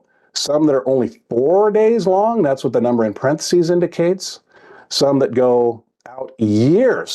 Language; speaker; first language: English; native; English